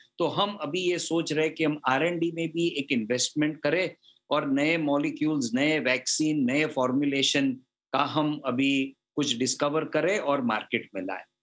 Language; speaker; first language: Hindi; non-native, local second language; Gujarati